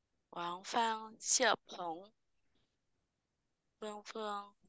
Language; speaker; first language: Chinese; non-native, fluent; Vietnamese